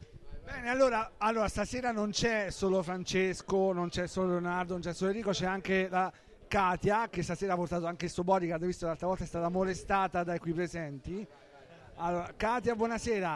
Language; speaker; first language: Italian; native; Italian